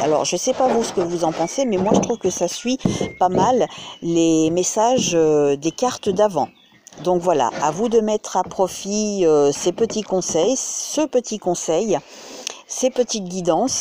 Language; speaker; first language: French; native; French